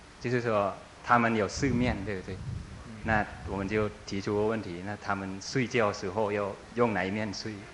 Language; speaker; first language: Chinese; non-native, fluent; Thai